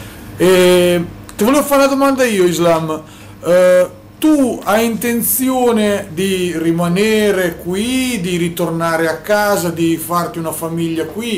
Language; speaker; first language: Italian; native; Italian